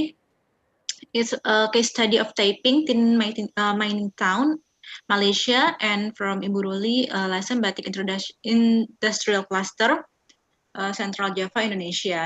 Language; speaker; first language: English; non-native, fluent; Indonesian